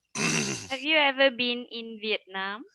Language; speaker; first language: English; non-native, learner; Vietnamese